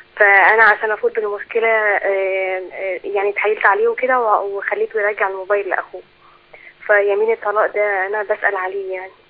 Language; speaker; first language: Arabic; native; Arabic